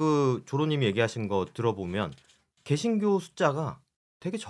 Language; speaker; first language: Korean; native; Korean